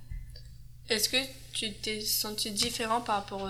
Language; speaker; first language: French; native; French